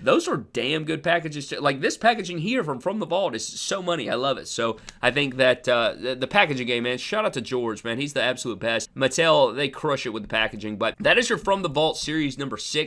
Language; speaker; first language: English; native; English